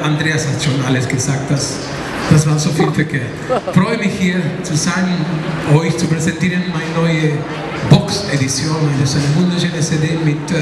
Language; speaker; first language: German; non-native, fluent; Spanish